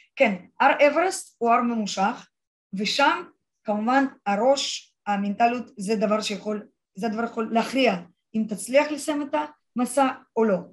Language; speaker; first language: Hebrew; non-native, fluent; Russian